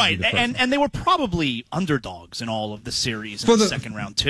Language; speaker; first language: English; native; English